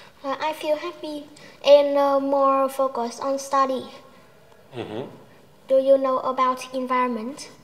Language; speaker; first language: English; non-native, learner; Vietnamese